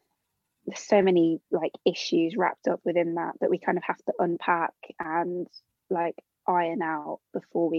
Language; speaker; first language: English; native; English